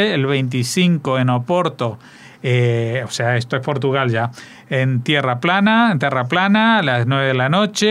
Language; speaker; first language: Spanish; native; Spanish